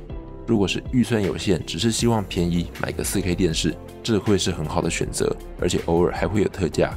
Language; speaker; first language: Chinese; native; Chinese